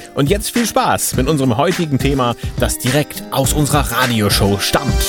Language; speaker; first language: German; native; German